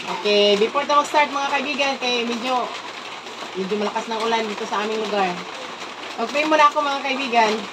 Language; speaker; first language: Filipino; non-native, local second language; Cebuano